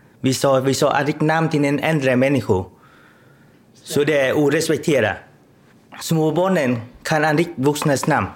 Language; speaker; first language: Swedish; non-native, fluent; Vietnamese